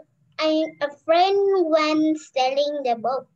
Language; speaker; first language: English; non-native, learner; Vietnamese